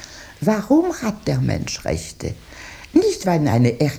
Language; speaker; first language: German; non-native, local second language; French